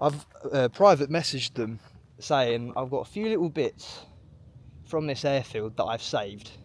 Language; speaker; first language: English; native; English